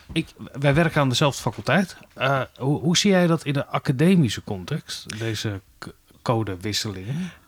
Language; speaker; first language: Dutch; native; Dutch